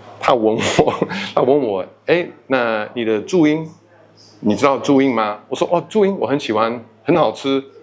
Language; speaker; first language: Chinese; non-native, fluent; English